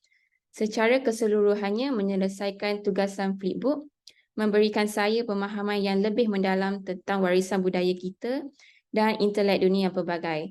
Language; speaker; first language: Malay; native; Malay